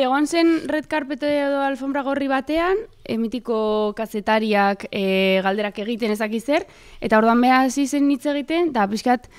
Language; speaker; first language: Basque; native; Basque